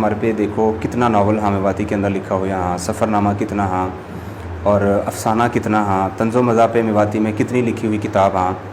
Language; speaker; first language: Urdu; non-native, local second language; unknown